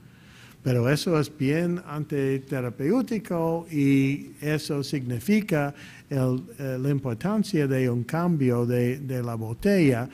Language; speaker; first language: Spanish; non-native, fluent; English